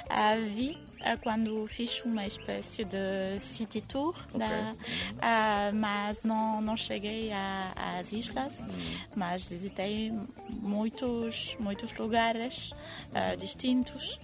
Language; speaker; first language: Portuguese; non-native, fluent; French